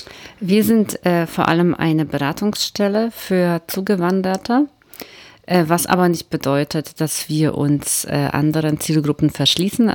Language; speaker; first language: German; native; German